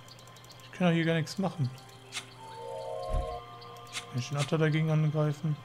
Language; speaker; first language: German; native; German